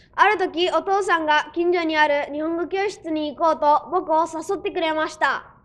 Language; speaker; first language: Japanese; early bilingual, other home language; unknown